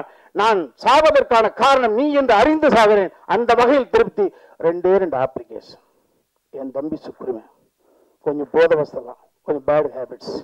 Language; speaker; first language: Tamil; native; Tamil